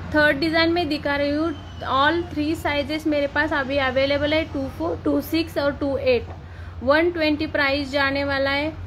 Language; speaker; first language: Hindi; non-native, local second language; Marathi